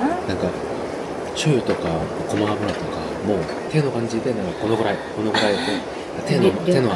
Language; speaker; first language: Japanese; non-native, learner; Korean